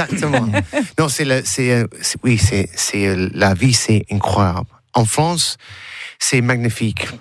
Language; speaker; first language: French; non-native, learner; English